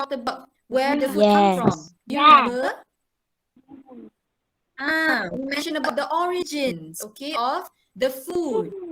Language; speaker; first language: English; non-native, local second language; Malay